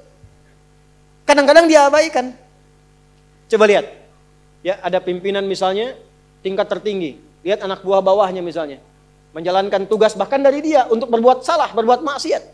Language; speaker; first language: Indonesian; native; Indonesian